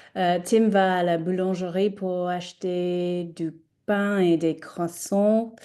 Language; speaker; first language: French; non-native, learner; English